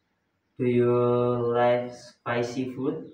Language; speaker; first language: English; non-native, learner; Indonesian